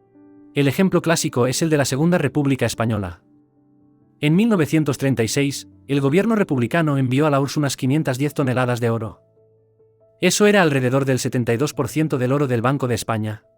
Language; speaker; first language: Spanish; native; Spanish